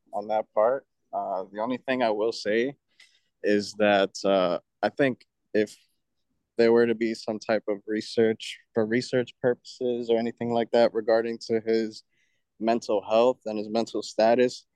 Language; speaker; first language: English; native; English